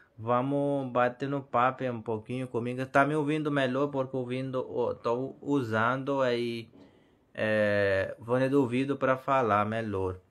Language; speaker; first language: Portuguese; non-native, learner; Hindi